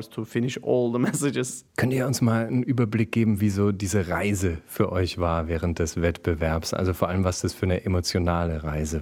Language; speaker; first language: German; native; German